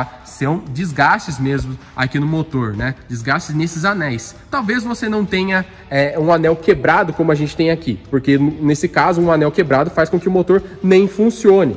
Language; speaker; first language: Portuguese; native; Portuguese